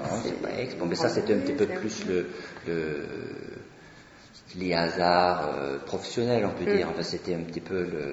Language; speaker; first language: French; non-native, fluent; Swedish